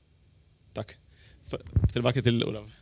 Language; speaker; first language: Norwegian; non-native, learner; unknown